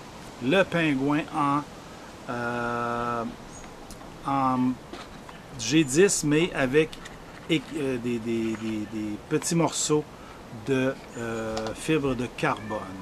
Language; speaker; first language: French; native; French